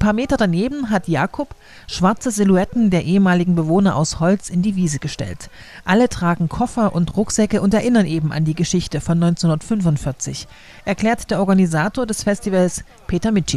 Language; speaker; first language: German; native; German